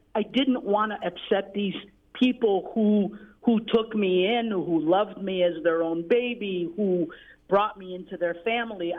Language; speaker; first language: English; native; English